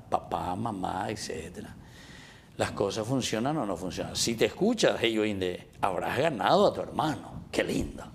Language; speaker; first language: Spanish; native; Spanish